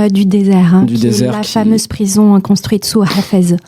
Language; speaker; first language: French; native; French